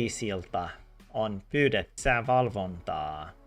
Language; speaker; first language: Finnish; non-native, learner; English